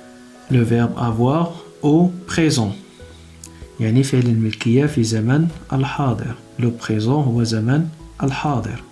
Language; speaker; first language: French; non-native, local second language; Arabic